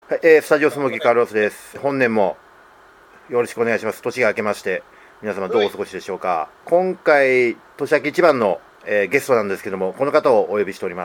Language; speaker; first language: Japanese; native; Japanese